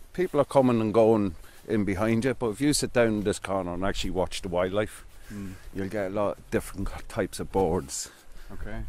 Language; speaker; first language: English; native; English